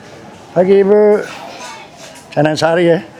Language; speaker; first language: Indonesian; non-native, learner; English